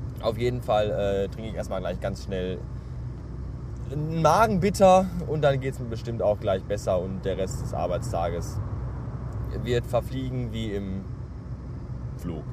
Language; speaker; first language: German; native; German